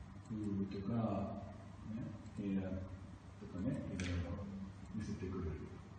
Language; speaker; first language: Japanese; non-native, fluent; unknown